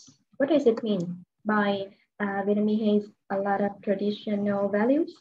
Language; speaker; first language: English; non-native, fluent; Vietnamese